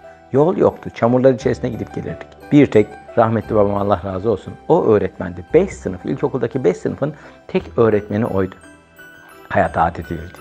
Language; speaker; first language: Turkish; native; Turkish